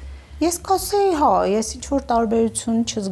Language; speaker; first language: Armenian; native; Armenian